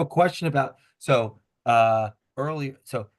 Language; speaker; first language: English; native; English